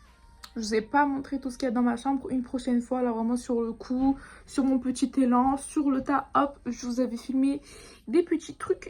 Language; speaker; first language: French; native; French